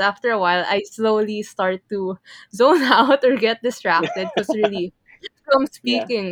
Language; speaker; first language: English; non-native, local second language; Filipino